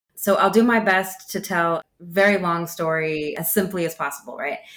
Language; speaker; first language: English; native; English